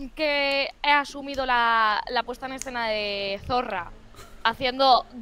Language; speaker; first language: Spanish; native; Spanish